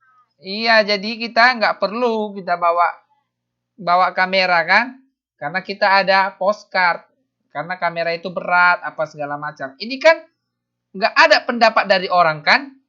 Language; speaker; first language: Indonesian; native; Indonesian